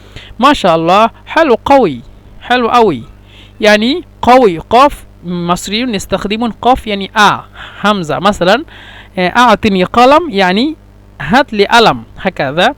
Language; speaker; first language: Arabic; non-native, fluent; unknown